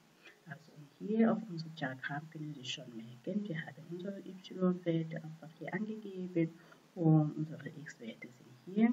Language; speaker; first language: German; non-native, fluent; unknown